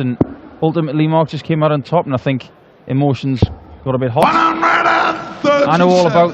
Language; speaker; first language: English; native; English